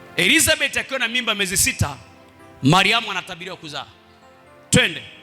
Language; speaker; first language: Swahili; non-native, local second language; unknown